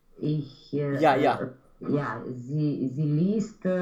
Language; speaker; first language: German; non-native, learner; Romanian